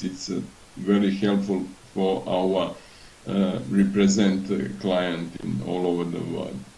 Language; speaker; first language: English; non-native, learner; Serbian